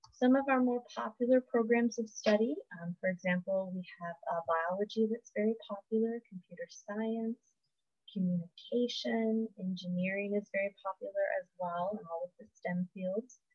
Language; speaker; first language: English; native; English